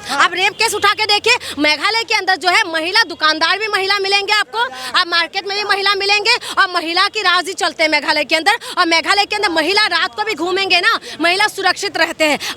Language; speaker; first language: Hindi; non-native, local second language; Assamese